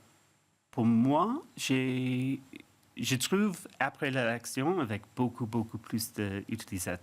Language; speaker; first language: French; non-native, fluent; English